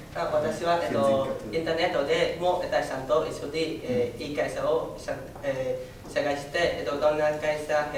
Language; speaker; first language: Japanese; non-native, learner; Vietnamese